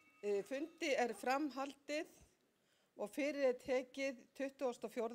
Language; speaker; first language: Icelandic; native; Icelandic